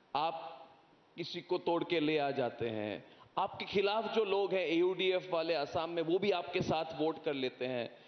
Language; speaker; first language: Hindi; non-native, local second language; Assamese